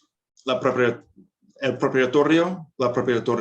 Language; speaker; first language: Spanish; non-native, fluent; English